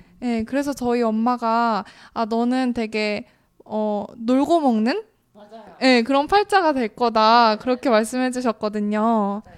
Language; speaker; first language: Korean; native; Korean